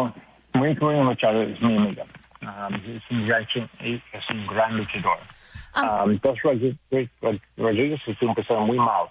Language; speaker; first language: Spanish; non-native, learner; English